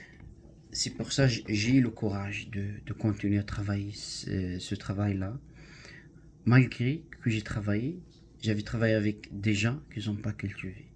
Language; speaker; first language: French; non-native, learner; Arabic